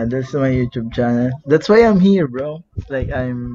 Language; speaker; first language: English; non-native, learner; Filipino